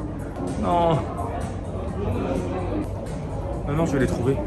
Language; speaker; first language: French; native; French